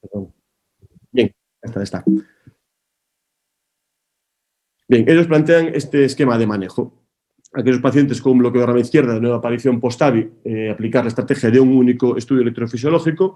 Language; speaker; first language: Spanish; native; Spanish